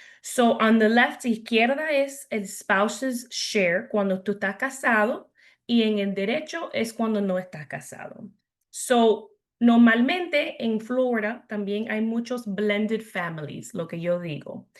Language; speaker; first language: Spanish; early bilingual, heritage; English